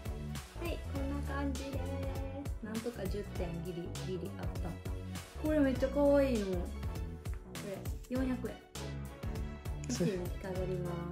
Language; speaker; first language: Japanese; native; Japanese